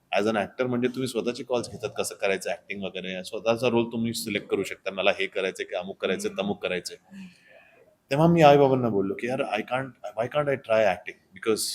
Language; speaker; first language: Marathi; non-native, local second language; Hindi